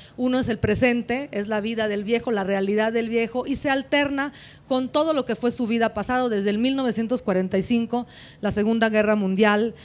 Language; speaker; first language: Spanish; non-native, fluent; Italian